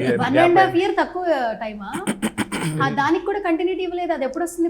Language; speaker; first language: Telugu; native; Telugu